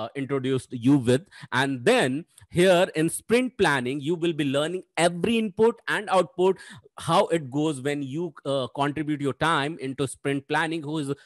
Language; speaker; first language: English; non-native, local second language; Hindi